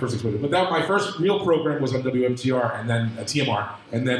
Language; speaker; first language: English; native; English